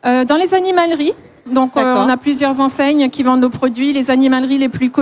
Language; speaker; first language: French; native; French